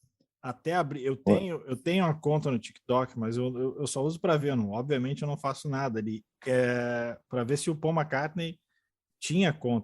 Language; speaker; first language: Portuguese; native; Portuguese